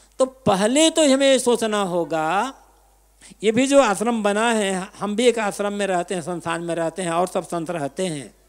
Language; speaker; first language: Hindi; native; Hindi